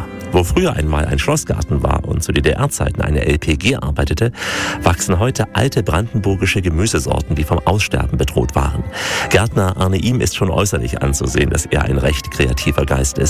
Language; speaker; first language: German; native; German